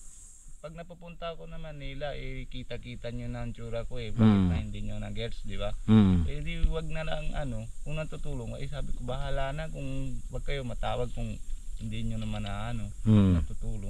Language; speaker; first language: Filipino; non-native, fluent; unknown